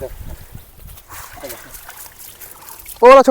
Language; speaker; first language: Hindi; non-native, local second language; Kannada